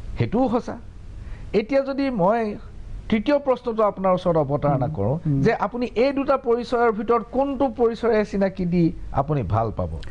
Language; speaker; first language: Assamese; native; Assamese